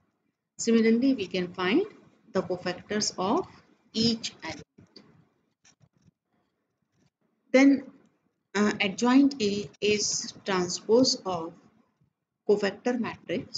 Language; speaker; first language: English; non-native, local second language; Hindi